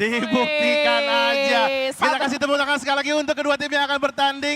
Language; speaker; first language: Indonesian; native; Indonesian